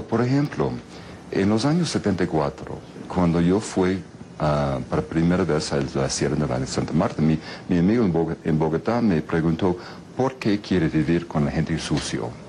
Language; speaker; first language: Spanish; non-native, fluent; English